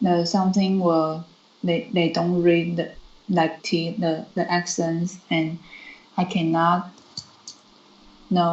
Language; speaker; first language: English; non-native, learner; Chinese